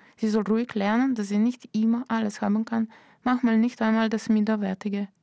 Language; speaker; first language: German; non-native, fluent; Slovenian